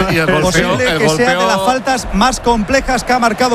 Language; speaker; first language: Spanish; native; Spanish